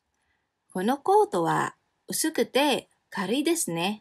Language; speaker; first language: Japanese; non-native, fluent; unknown